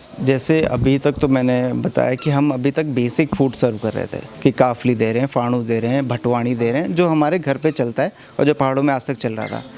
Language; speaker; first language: Hindi; native; Hindi